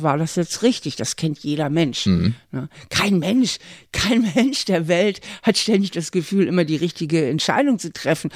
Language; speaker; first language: German; native; German